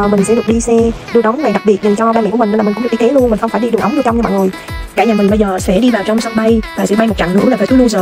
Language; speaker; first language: Vietnamese; native; Vietnamese